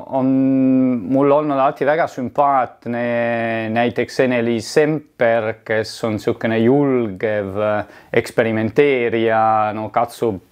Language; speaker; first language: Estonian; non-native, fluent; Italian